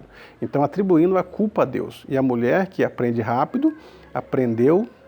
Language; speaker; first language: Portuguese; native; Portuguese